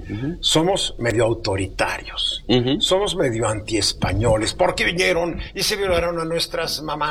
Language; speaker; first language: Spanish; native; Spanish